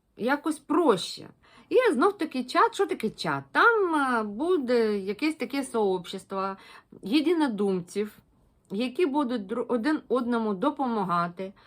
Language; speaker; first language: Ukrainian; non-native, local second language; Russian